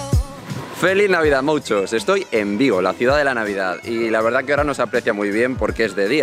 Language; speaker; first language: Spanish; native; Spanish